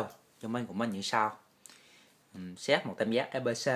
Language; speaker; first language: Vietnamese; native; Vietnamese